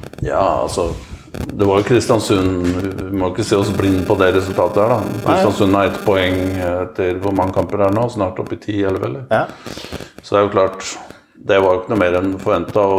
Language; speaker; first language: Norwegian; native; Norwegian